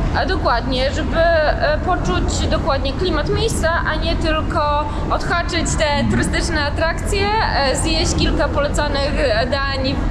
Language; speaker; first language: Polish; native; Polish